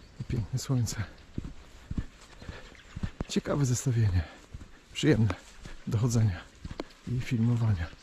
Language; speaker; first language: Polish; native; Polish